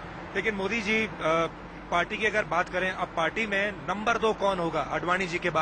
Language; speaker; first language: Hindi; native; Hindi